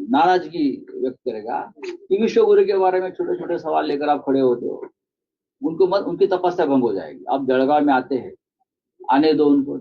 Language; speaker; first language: Hindi; non-native, local second language; Marathi